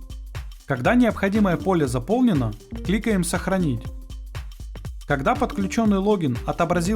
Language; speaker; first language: Russian; native; Russian